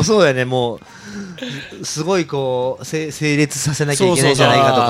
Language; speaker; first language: Japanese; native; Japanese